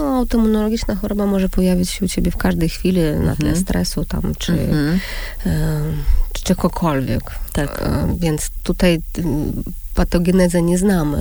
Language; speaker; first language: Polish; non-native, fluent; Russian